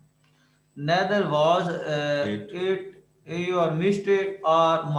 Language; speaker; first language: English; non-native, learner; Urdu